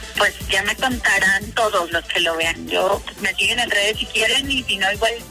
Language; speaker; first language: Spanish; native; Spanish